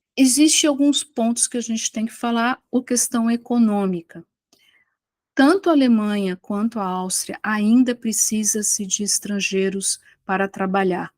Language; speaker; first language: Portuguese; native; Portuguese